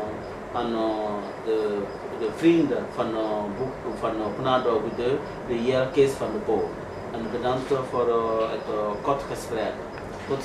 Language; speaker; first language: Dutch; non-native, learner; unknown